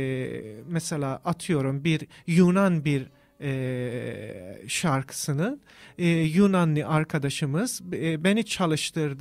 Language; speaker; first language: Turkish; non-native, fluent; Persian